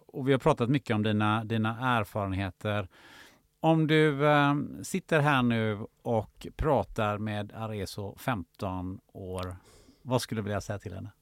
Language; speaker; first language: Swedish; early bilingual, other home language; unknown